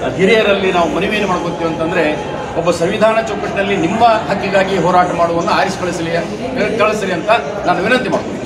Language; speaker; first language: Kannada; non-native, local second language; Urdu